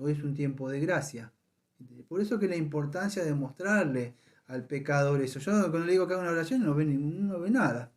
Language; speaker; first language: Spanish; native; Spanish